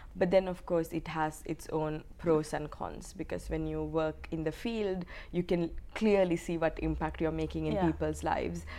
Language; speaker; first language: English; non-native, local second language; Sinhala